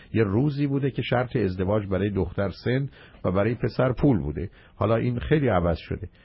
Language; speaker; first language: Persian; native; Persian